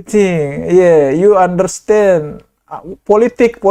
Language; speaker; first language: English; non-native, learner; Indonesian